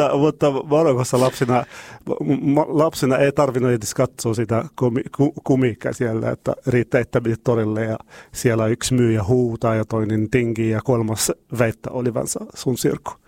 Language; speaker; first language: Finnish; non-native, learner; Arabic